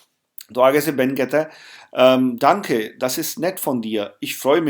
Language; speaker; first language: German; non-native, fluent; Urdu